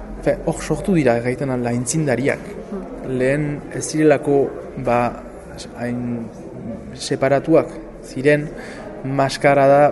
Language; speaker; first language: Basque; native; Basque